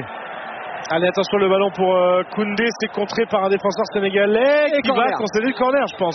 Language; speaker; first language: French; native; French